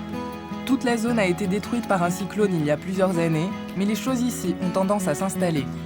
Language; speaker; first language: French; native; French